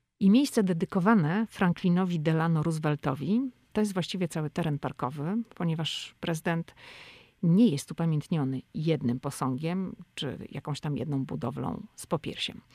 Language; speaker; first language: Polish; native; Polish